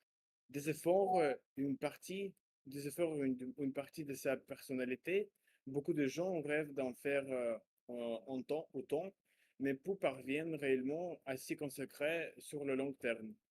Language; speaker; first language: French; non-native, learner; Russian